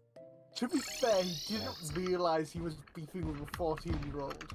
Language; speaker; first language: English; native; English